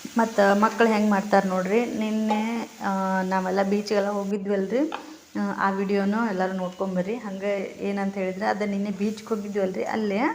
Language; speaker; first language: Kannada; native; Kannada